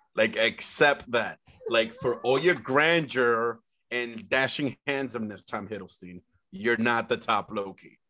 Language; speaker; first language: English; early bilingual, other home language; Spanish